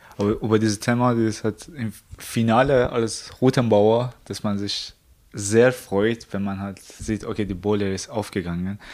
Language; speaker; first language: German; non-native, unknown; Persian